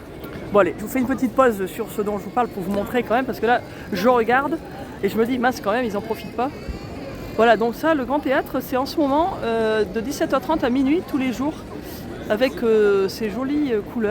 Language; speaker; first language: French; native; French